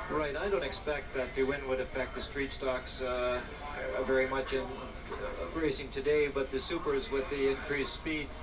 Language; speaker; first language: English; native; English